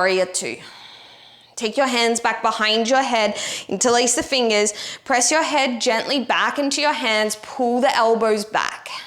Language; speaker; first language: English; native; English